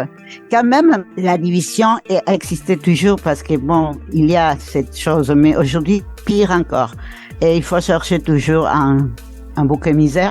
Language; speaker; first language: French; non-native, fluent; Spanish